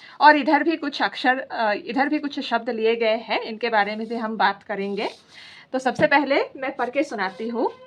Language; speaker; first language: Hindi; non-native, local second language; Assamese